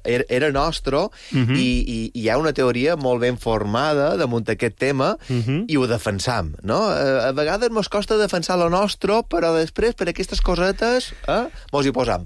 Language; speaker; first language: Catalan; native; Catalan